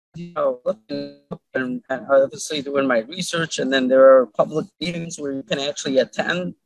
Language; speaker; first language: English; early bilingual, other home language; Arabic